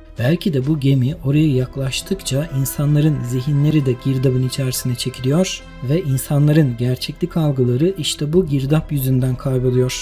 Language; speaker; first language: Turkish; native; Turkish